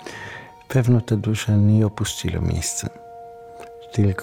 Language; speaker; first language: Polish; non-native, learner; Hebrew